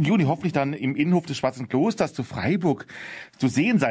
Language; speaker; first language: German; native; German